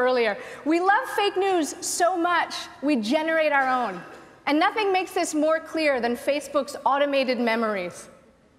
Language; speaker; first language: English; native; English